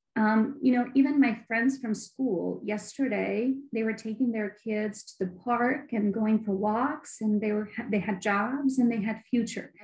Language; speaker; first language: English; non-native, fluent; Ukrainian